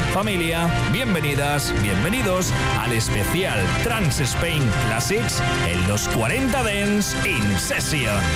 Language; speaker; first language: Spanish; native; Spanish